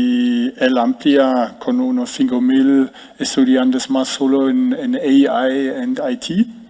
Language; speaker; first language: Spanish; non-native, fluent; German